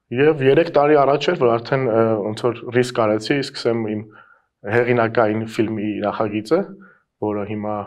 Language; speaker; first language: Armenian; native; Armenian